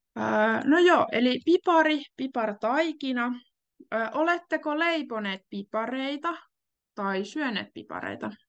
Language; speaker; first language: Finnish; native; Finnish